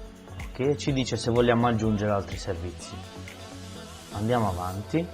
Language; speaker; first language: Italian; native; Italian